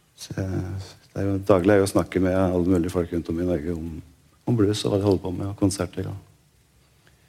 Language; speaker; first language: Norwegian; native; Norwegian